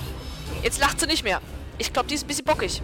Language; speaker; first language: German; native; German